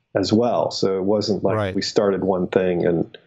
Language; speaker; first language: English; native; English